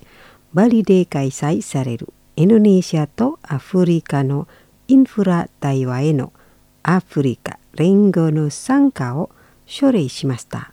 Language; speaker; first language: Japanese; non-native, fluent; Indonesian